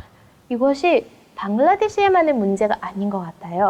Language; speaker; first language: Korean; non-native, fluent; Mongolian